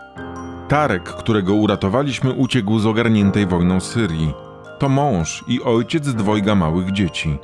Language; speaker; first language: Polish; native; Polish